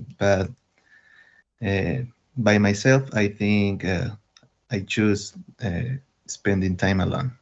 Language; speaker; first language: English; non-native, learner; Spanish